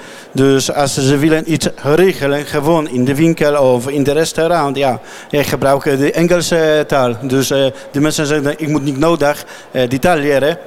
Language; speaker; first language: Dutch; non-native, learner; Polish